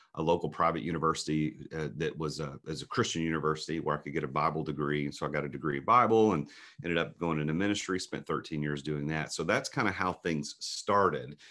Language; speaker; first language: English; native; English